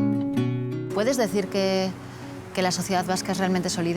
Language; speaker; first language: Spanish; native; Spanish